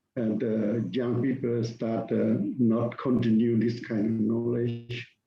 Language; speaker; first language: English; non-native, learner; Thai